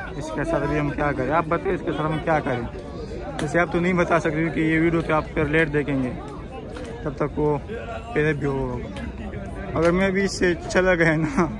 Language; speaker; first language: Urdu; non-native, local second language; Pashto